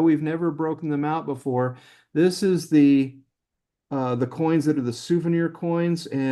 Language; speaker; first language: English; native; English